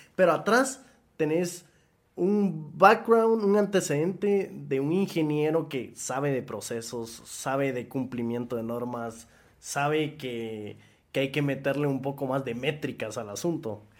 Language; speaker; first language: Spanish; native; Spanish